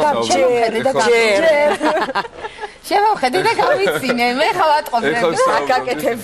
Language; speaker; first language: Georgian; non-native, learner; Russian